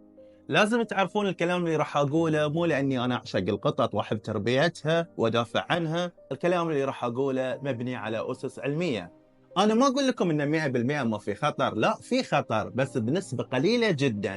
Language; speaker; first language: Arabic; native; Arabic